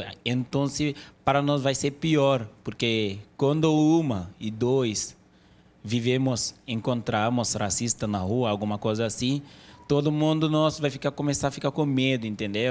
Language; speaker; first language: Portuguese; non-native, learner; Haitian Creole